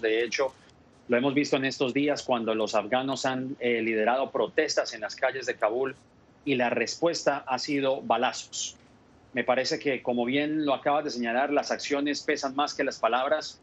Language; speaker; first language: Spanish; native; Spanish